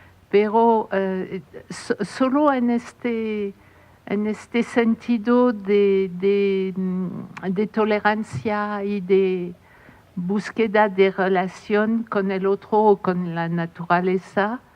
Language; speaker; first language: Spanish; non-native, fluent; French